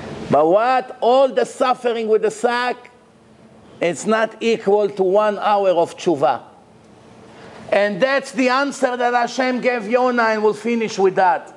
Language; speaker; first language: English; non-native, fluent; Hebrew